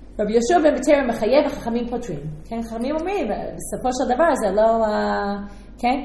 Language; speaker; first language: Hebrew; non-native, fluent; English